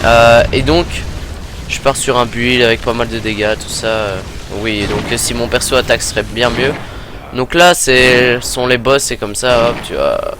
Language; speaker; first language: French; native; French